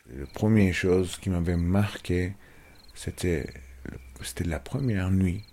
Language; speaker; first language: French; non-native, fluent; Turkish